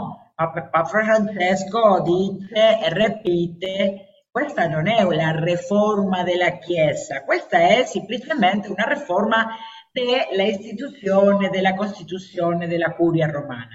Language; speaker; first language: Italian; non-native, learner; Spanish